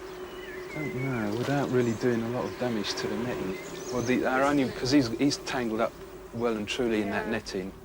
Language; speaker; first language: English; native; English